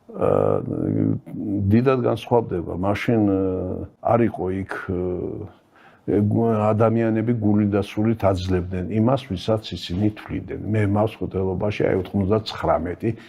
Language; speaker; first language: Georgian; native; Georgian